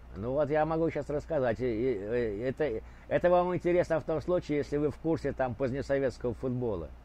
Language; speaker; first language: Russian; native; Russian